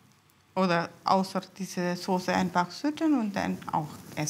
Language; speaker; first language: German; non-native, learner; Tamil